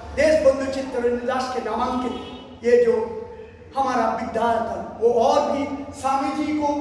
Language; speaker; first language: Hindi; non-native, local second language; Bangla